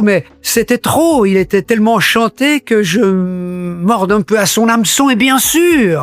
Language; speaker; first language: French; native; French